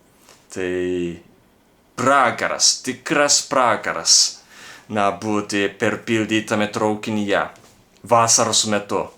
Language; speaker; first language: Lithuanian; non-native, fluent; Japanese